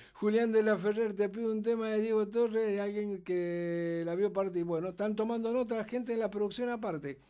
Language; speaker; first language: Spanish; native; Spanish